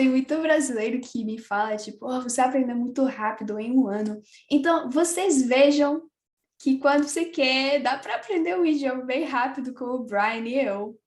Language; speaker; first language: Portuguese; non-native, fluent; French